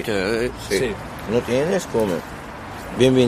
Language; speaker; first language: Spanish; non-native, learner; Arabic